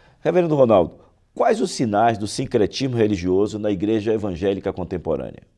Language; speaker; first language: Portuguese; native; Portuguese